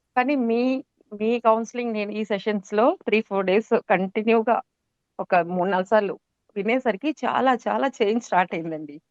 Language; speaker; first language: Telugu; native; Telugu